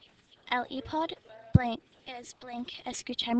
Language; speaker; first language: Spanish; non-native, learner; English